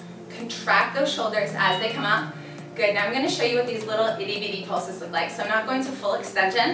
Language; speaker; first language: English; native; English